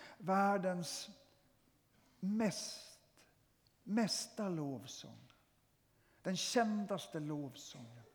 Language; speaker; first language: Swedish; native; Swedish